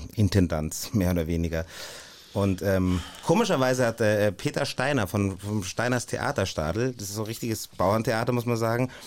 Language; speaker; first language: German; native; German